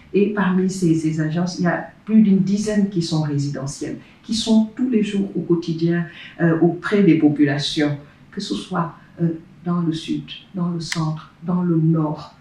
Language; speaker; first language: French; non-native, local second language; Wolof